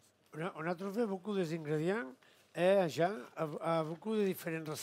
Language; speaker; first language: French; non-native, fluent; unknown